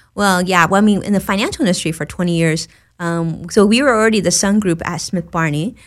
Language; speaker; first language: English; native; English